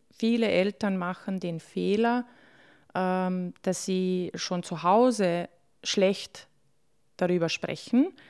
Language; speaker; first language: German; early bilingual, other home language; Bosnian